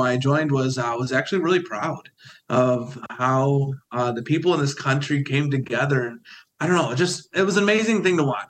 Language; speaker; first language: English; native; English